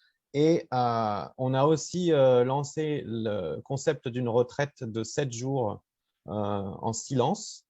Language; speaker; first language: French; native; French